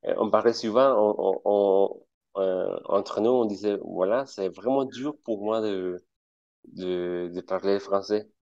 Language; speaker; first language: French; non-native, fluent; Spanish